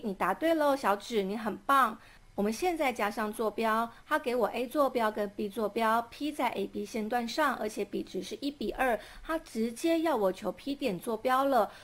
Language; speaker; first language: Chinese; native; Chinese